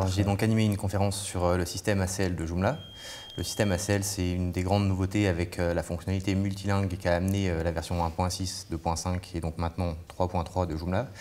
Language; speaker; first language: French; native; French